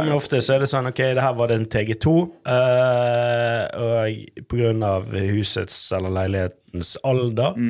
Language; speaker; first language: Norwegian; native; Norwegian